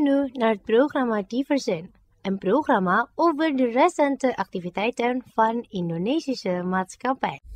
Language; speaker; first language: Dutch; non-native, fluent; Indonesian